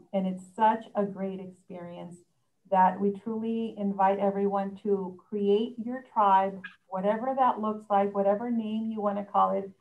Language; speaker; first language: English; non-native, fluent; Spanish